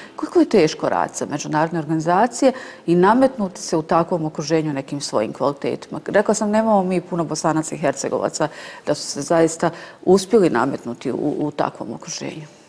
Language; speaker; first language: Serbian; native; Serbian